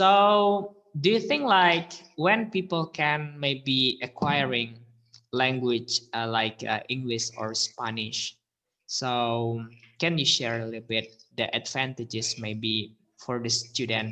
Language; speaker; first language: English; non-native, fluent; Indonesian